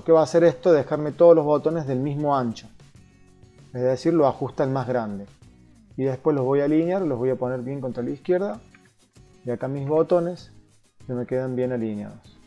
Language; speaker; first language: Spanish; native; Spanish